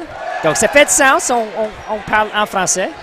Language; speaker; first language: French; non-native, local second language; English